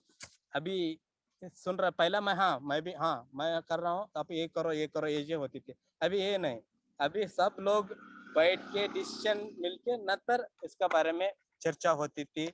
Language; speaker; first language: Hindi; non-native, local second language; Kannada